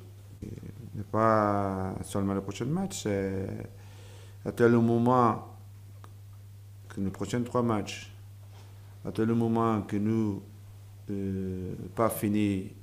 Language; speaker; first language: French; non-native, learner; Portuguese